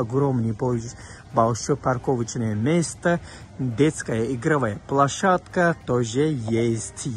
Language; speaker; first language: Russian; non-native, fluent; Turkish